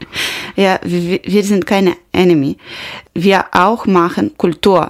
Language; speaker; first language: German; non-native, learner; Ukrainian